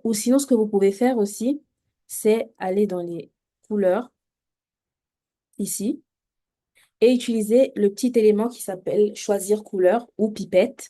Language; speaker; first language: French; native; French